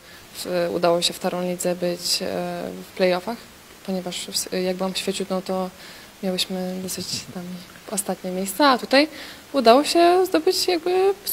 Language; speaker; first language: Polish; native; Polish